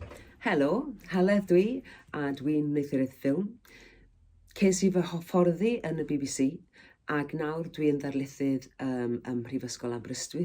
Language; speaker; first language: Welsh; native; Welsh